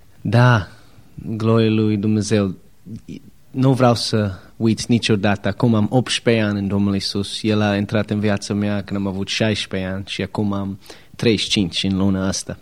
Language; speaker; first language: Romanian; non-native, learner; English